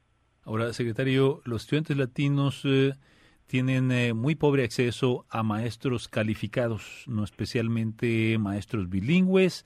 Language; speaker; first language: Spanish; native; Spanish